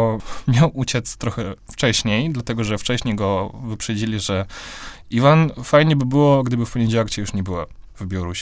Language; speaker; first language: Polish; non-native, fluent; Russian